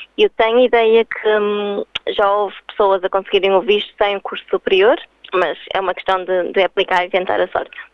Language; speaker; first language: Portuguese; native; Portuguese